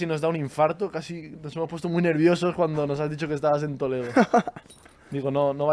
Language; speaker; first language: Spanish; native; Spanish